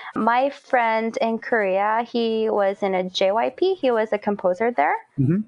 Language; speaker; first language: English; non-native, fluent; Korean